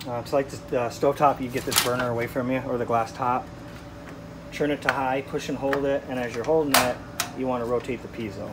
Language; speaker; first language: English; native; English